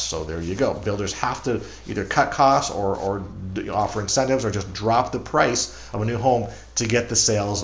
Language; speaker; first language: English; native; English